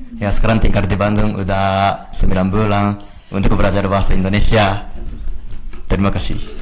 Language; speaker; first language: Indonesian; non-native, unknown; Japanese